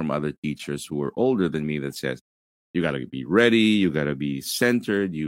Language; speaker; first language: English; non-native, local second language; Filipino